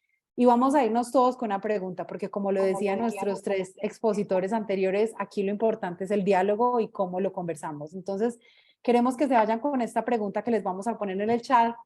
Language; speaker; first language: Spanish; native; Spanish